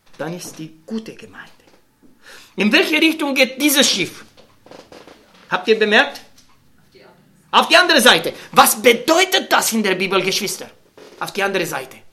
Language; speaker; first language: German; non-native, learner; Romanian